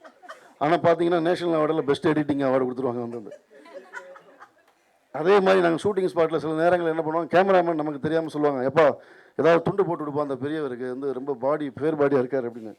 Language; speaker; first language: Tamil; native; Tamil